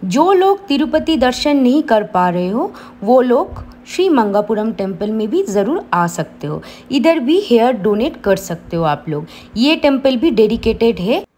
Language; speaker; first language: Hindi; non-native, local second language; Bangla